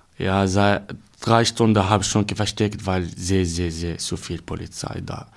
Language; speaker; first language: German; non-native, learner; Arabic